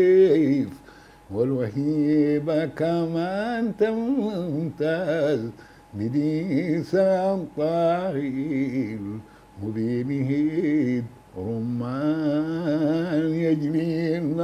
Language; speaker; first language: Arabic; native; Arabic